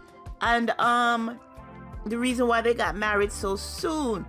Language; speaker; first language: English; native; English